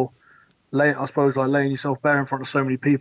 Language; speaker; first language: English; native; English